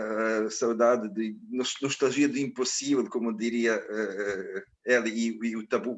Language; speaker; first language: Portuguese; non-native, fluent; Croatian